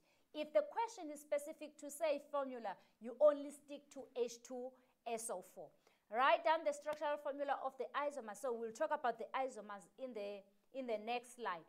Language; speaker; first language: English; non-native, local second language; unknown